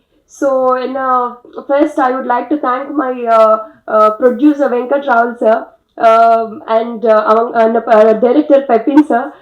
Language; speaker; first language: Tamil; non-native, learner; Telugu